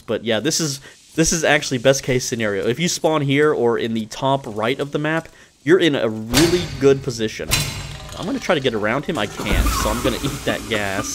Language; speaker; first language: English; native; English